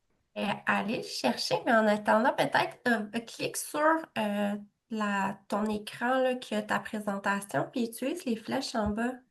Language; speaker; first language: French; native; French